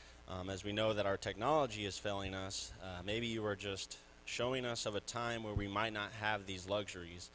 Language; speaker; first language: English; native; English